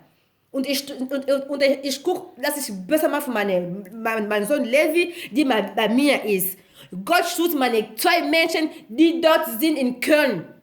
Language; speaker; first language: German; non-native, learner; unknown